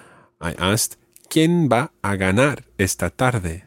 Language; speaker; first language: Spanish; non-native, fluent; English